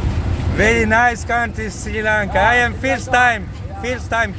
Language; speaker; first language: English; non-native, learner; Slovenian